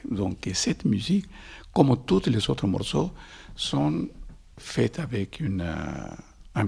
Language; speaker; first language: French; non-native, fluent; Spanish